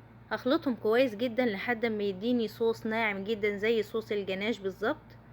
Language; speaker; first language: Arabic; native; Arabic